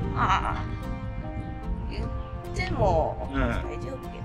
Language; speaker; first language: Japanese; early bilingual, heritage; Chinese